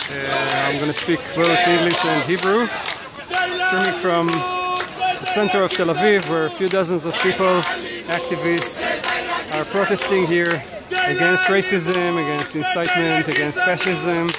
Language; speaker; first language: English; non-native, fluent; Hebrew